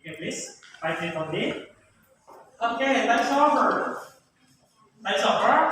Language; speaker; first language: English; non-native, learner; Indonesian